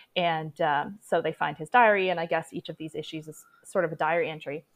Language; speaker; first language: English; native; English